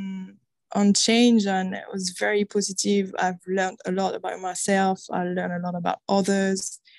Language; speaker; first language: English; non-native, fluent; French